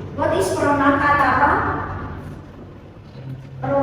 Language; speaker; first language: English; non-native, learner; Indonesian